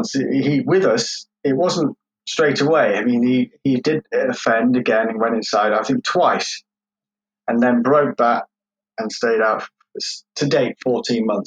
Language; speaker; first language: English; native; English